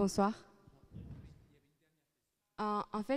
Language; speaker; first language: French; non-native, fluent; Chinese